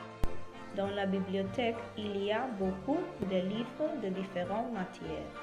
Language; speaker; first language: French; non-native, learner; Spanish